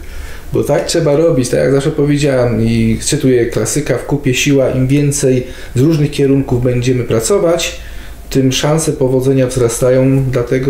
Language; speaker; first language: Polish; native; Polish